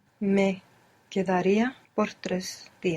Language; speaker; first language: Spanish; non-native, learner; English